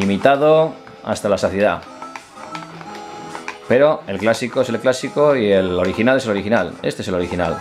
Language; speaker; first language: Spanish; native; Spanish